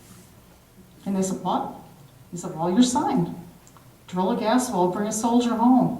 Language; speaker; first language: English; native; English